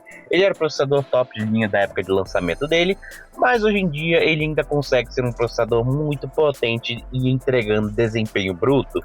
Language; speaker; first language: Portuguese; native; Portuguese